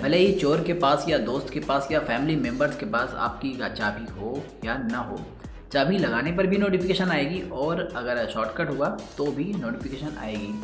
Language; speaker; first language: Hindi; native; Hindi